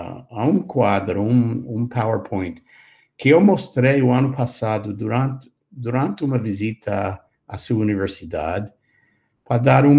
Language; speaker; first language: Portuguese; non-native, fluent; English